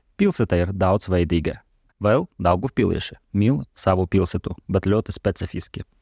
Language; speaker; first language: Latvian; non-native, local second language; Russian